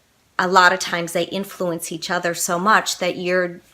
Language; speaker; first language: English; native; English